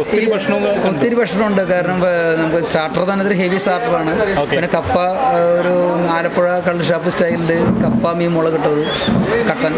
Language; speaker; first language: Malayalam; native; Malayalam